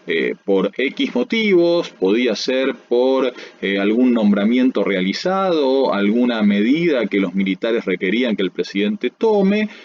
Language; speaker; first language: Spanish; native; Spanish